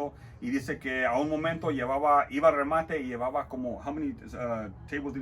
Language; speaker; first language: Spanish; early bilingual, heritage; Spanish